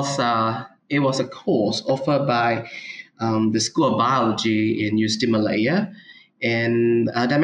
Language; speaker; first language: English; non-native, local second language; Cantonese